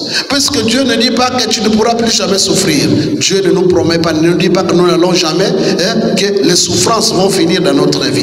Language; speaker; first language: French; non-native, local second language; Kituba (Democratic Republic of Congo)